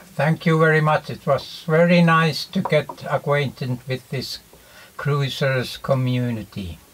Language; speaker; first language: English; non-native, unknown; Finnish